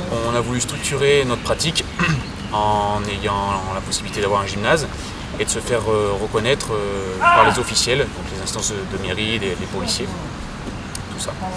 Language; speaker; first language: French; native; French